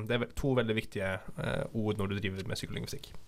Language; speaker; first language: Norwegian; native; Norwegian